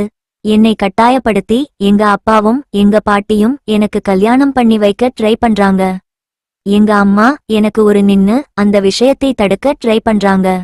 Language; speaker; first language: Tamil; native; Tamil